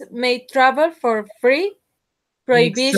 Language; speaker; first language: English; non-native, learner; Spanish